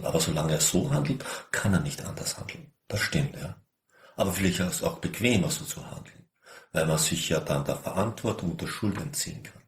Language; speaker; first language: German; native; German